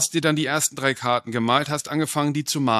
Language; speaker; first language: German; native; German